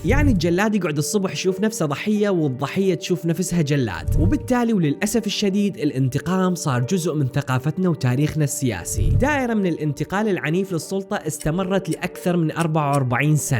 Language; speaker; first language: Arabic; native; Arabic